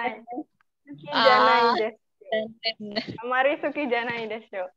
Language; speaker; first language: Japanese; non-native, learner; Indonesian